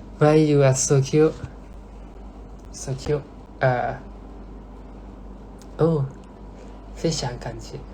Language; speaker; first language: English; non-native, learner; Thai